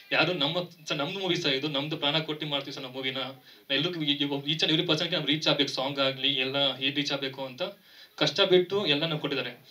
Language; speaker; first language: Kannada; non-native, local second language; Telugu